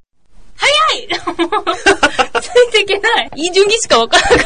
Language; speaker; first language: Korean; non-native, learner; Japanese